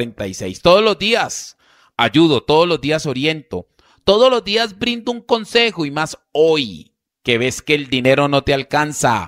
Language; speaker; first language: Spanish; native; Spanish